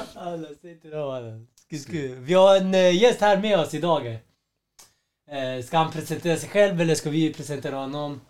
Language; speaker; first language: Swedish; early bilingual, other home language; Arabic